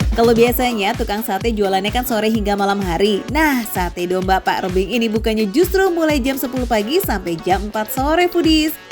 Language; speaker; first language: Indonesian; native; Indonesian